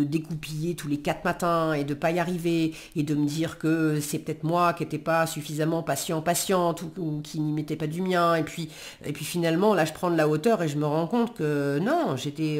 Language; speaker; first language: French; native; French